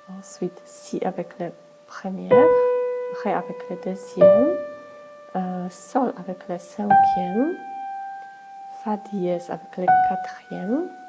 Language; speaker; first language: French; non-native, fluent; Polish